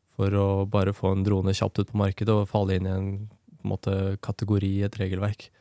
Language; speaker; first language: Norwegian; native; Norwegian